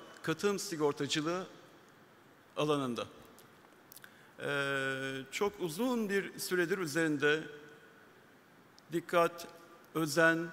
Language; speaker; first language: Turkish; native; Turkish